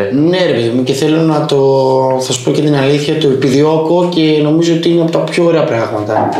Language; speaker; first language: Greek; early bilingual, other home language; Albanian